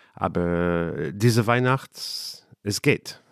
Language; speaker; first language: German; non-native, learner; English